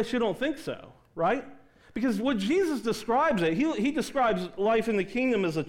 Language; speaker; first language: English; native; English